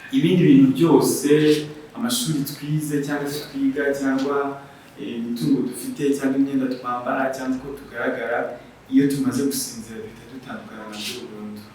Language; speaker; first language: Kinyarwanda; native; Kinyarwanda